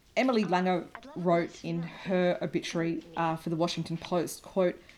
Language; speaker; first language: English; native; English